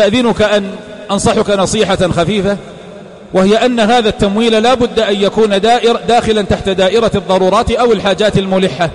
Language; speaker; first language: Arabic; native; Arabic